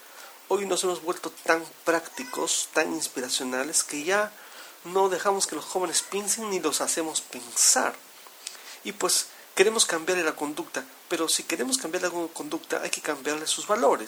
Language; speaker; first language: Spanish; native; Spanish